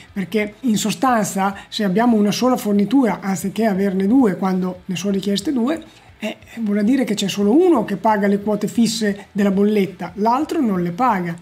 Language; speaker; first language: Italian; native; Italian